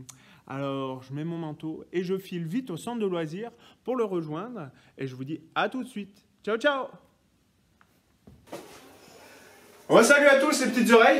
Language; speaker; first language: French; native; French